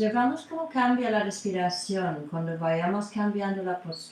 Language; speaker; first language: Spanish; non-native, fluent; English